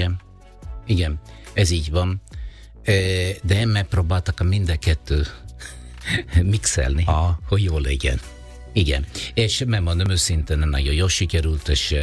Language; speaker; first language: Hungarian; non-native, fluent; Italian